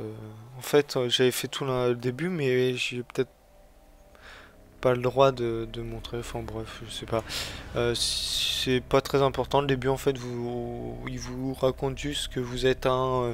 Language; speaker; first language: French; native; French